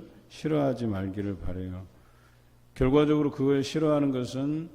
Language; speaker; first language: Korean; native; Korean